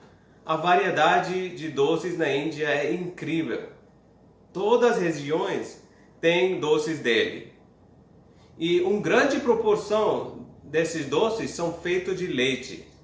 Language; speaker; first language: Portuguese; non-native, fluent; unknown